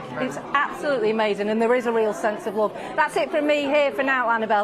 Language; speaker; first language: English; native; English